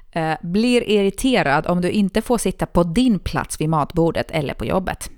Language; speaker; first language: Swedish; non-native, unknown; Finnish